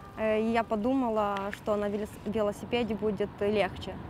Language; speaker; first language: Russian; non-native, local second language; Romanian